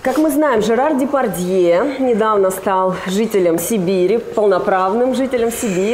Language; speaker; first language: Russian; native; Russian